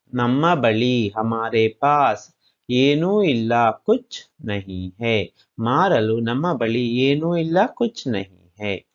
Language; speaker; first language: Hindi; non-native, local second language; Kannada